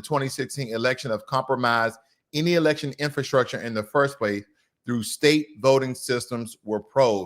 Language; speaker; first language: English; native; English